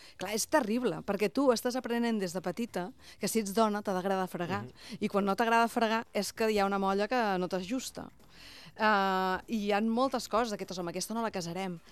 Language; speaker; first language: Catalan; native; Catalan